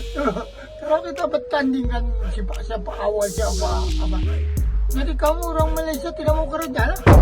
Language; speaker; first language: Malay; non-native, local second language; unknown